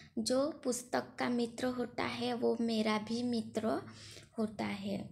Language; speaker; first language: Hindi; non-native, local second language; Gujarati